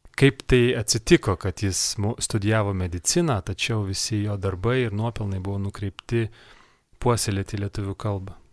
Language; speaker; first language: Lithuanian; native; Lithuanian